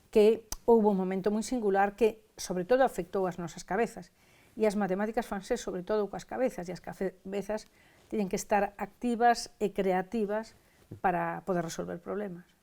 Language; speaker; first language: Galician; non-native, local second language; Spanish